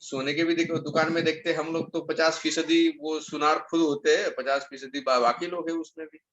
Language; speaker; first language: Hindi; non-native, local second language; Marathi